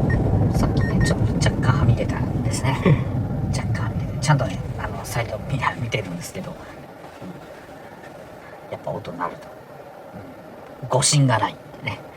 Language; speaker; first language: Japanese; native; Japanese